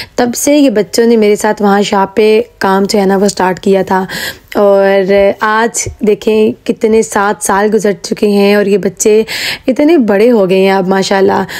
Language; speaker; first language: Urdu; native; Urdu